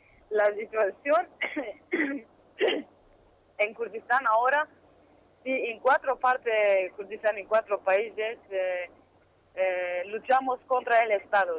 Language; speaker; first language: Spanish; non-native, learner; Kurdish